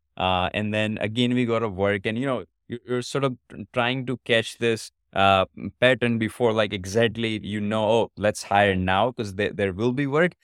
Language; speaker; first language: English; non-native, local second language; Gujarati